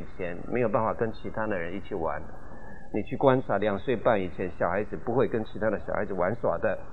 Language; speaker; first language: Chinese; non-native, local second language; Min Nan Chinese